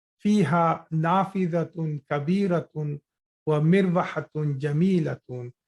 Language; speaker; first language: Arabic; non-native, fluent; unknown